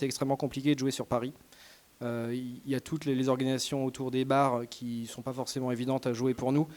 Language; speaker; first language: French; native; French